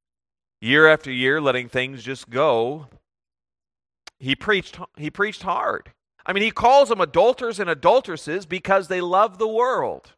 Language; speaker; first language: English; native; English